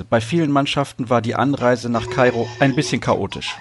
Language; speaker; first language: German; native; German